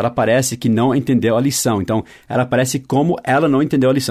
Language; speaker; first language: Portuguese; non-native, fluent; English